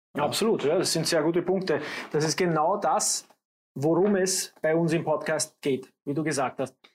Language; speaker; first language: German; early bilingual, other home language; English